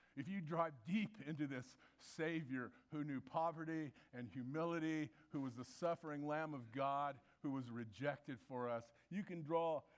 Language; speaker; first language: English; native; English